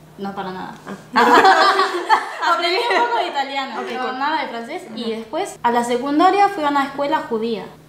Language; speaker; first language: Spanish; early bilingual, other home language; Korean